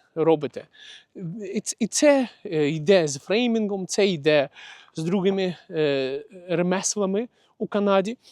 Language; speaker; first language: Ukrainian; non-native, local second language; Russian